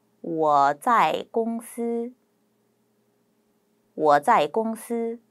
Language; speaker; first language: Chinese; non-native, fluent; Korean